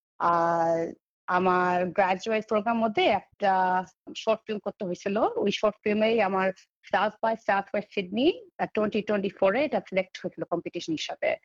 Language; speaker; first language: Bangla; early bilingual, heritage; Bangla